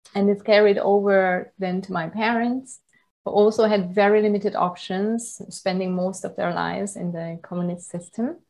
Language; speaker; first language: English; non-native, fluent; Hungarian